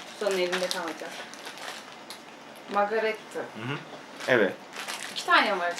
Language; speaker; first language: Turkish; native; Turkish